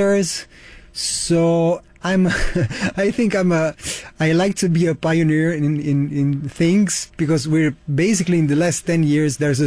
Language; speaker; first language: English; non-native, fluent; Italian